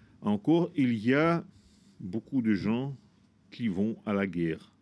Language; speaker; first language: French; non-native, fluent; Russian